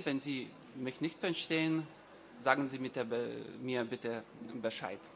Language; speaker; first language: German; non-native, learner; Lithuanian